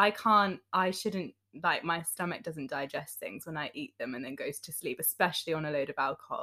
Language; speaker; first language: English; native; English